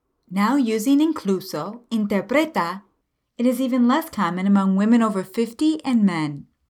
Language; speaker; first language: English; native; English